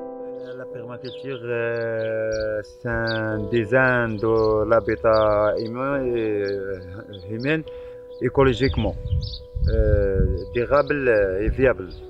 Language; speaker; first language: French; non-native, learner; Arabic